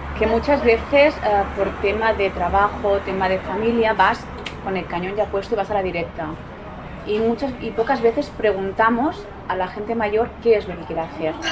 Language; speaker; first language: Spanish; non-native, local second language; Catalan